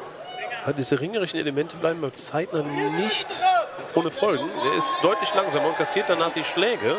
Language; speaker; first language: German; native; German